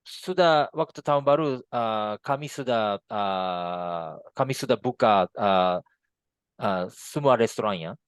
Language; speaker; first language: Indonesian; non-native, fluent; Japanese